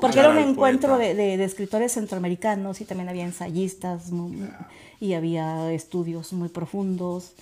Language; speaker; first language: Spanish; native; Spanish